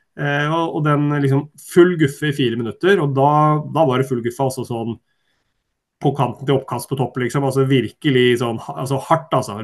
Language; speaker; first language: Norwegian; early bilingual, other home language; Swedish